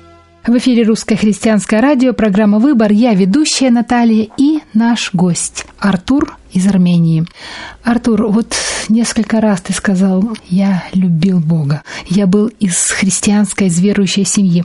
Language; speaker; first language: Russian; native; Russian